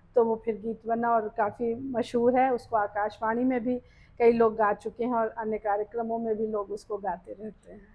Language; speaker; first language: Hindi; native; Hindi